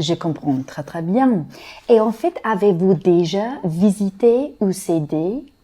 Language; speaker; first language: French; non-native, fluent; English